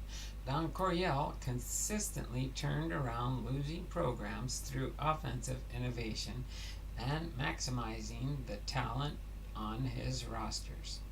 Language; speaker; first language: English; native; English